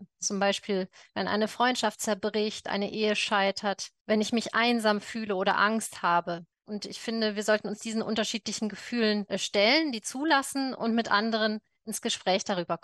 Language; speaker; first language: German; native; German